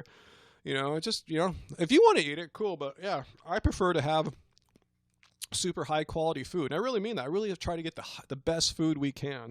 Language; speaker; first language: English; native; English